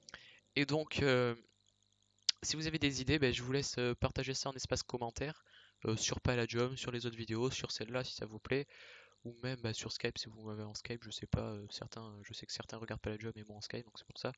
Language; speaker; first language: French; native; French